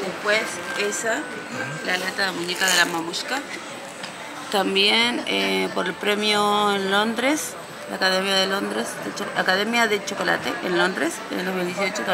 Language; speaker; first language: Spanish; native; Spanish